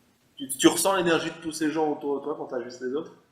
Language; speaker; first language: French; native; French